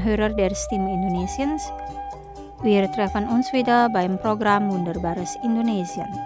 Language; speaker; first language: German; non-native, learner; Indonesian